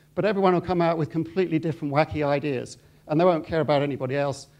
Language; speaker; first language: English; native; English